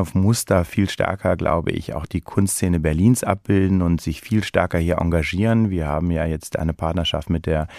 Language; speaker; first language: German; native; German